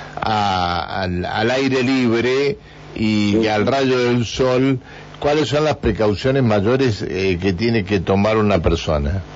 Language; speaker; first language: Spanish; native; Spanish